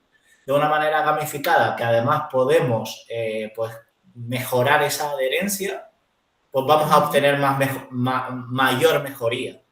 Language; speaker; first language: Spanish; native; Spanish